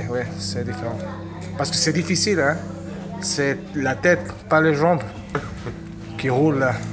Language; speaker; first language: French; non-native, fluent; Spanish